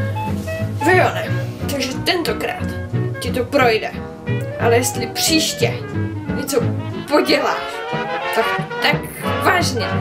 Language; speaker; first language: Czech; native; Czech